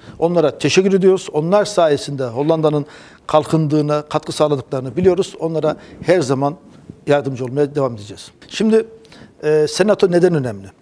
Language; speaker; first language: Turkish; early bilingual, heritage; Turkish